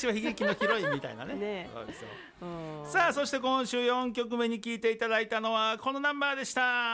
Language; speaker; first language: Japanese; native; Japanese